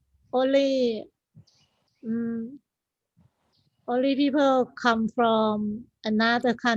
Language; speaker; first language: English; non-native, learner; Thai